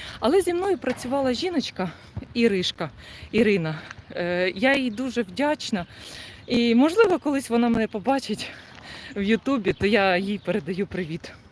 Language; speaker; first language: Ukrainian; non-native, local second language; Russian